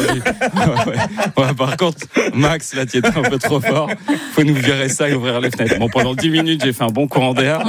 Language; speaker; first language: French; native; French